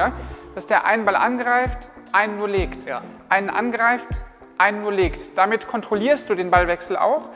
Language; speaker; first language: German; native; German